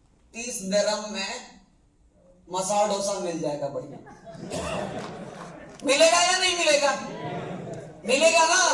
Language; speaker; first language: Hindi; native; Hindi